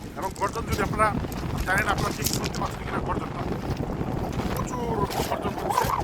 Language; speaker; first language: Bangla; native; Bangla